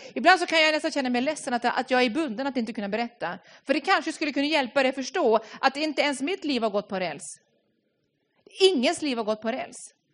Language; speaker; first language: Swedish; non-native, fluent; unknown